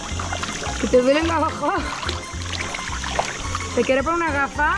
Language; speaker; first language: Spanish; native; Spanish